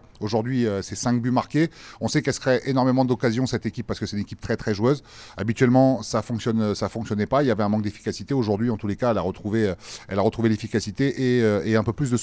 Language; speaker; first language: French; native; French